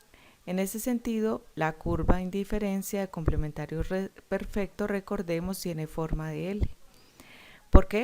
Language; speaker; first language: Spanish; native; Spanish